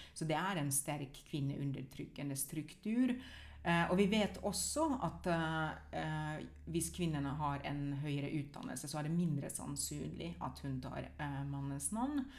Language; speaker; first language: Norwegian; non-native, fluent; Finnish